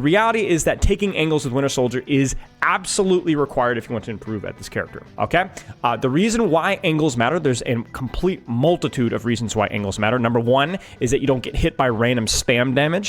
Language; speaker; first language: English; native; English